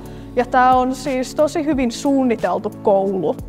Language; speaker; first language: Finnish; native; Finnish